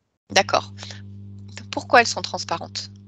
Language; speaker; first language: French; native; French